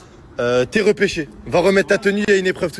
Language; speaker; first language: French; native; French